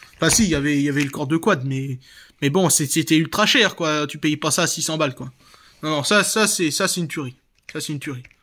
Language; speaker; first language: French; native; French